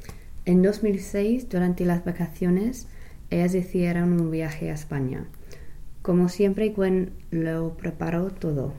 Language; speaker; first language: Spanish; non-native, fluent; English